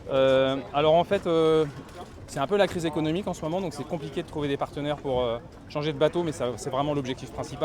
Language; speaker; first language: French; native; French